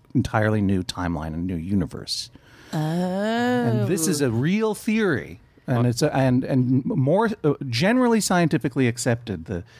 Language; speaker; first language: English; native; English